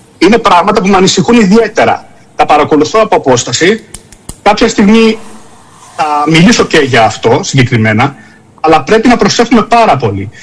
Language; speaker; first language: Greek; native; Greek